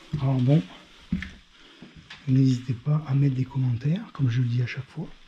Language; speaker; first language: French; native; French